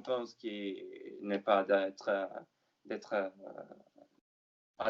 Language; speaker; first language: French; non-native, learner; Italian